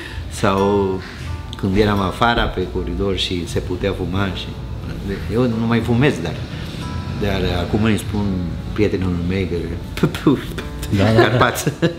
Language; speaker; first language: Romanian; non-native, fluent; Spanish